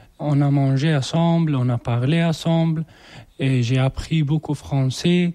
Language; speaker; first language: French; non-native, learner; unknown